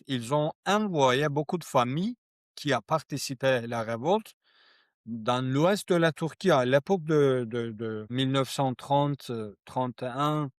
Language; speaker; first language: French; non-native, learner; Kurdish